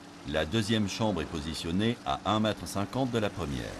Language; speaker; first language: French; native; French